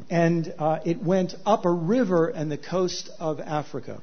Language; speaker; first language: English; native; English